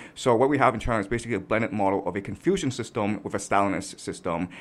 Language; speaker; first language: English; native; English